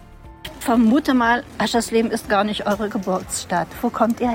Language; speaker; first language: German; native; German